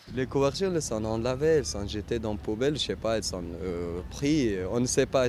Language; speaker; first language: French; non-native, learner; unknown